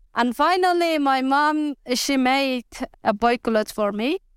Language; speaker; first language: English; non-native, learner; Persian